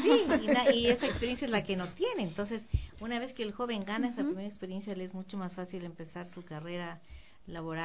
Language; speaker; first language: Spanish; native; Spanish